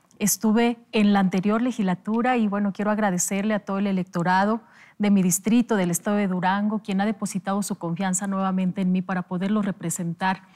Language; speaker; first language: Spanish; native; Spanish